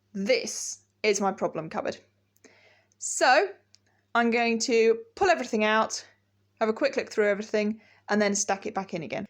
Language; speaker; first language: English; native; English